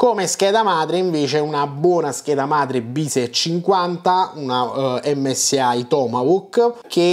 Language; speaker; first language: Italian; native; Italian